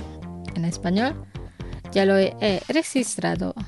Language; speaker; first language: Spanish; non-native, fluent; Indonesian